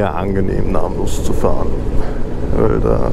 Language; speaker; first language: German; native; German